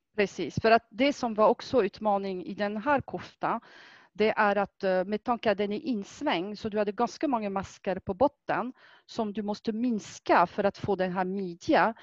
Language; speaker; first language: Swedish; non-native, fluent; French